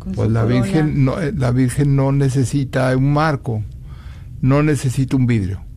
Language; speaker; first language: Spanish; native; Spanish